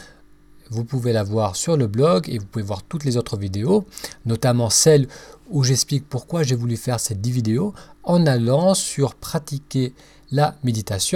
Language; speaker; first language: French; native; French